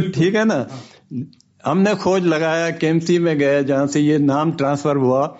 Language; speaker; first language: Urdu; non-native, local second language; Baluchi